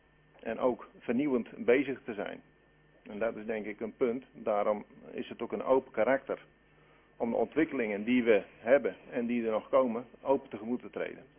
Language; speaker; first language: Dutch; native; Dutch